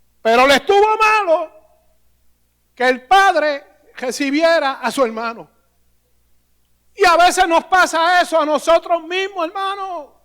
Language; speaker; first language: Spanish; native; Spanish